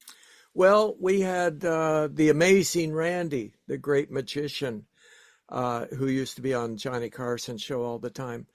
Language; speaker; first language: English; native; English